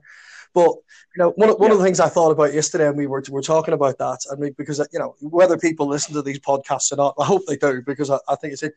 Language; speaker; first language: English; native; English